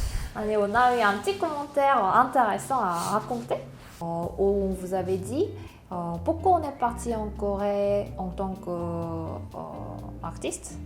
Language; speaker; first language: French; non-native, learner; Korean